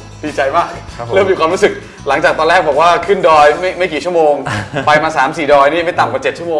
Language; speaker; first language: Thai; native; Thai